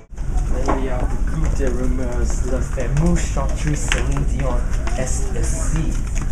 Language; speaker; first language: French; non-native, learner; English